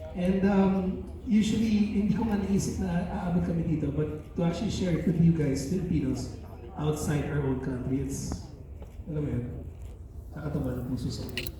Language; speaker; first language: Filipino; non-native, local second language; English